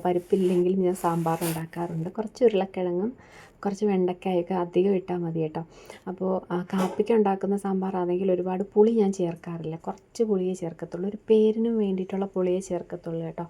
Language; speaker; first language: Malayalam; native; Malayalam